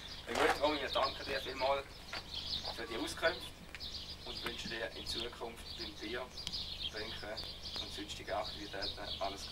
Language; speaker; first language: German; native; German